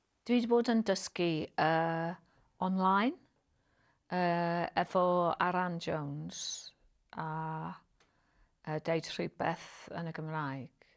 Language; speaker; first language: Welsh; non-native, learner; English